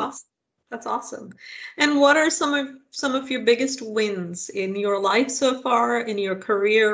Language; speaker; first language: English; non-native, local second language; Hindi